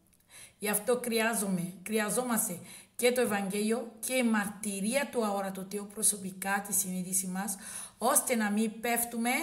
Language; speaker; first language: Greek; non-native, learner; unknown